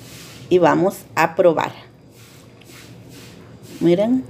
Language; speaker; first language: Spanish; native; Spanish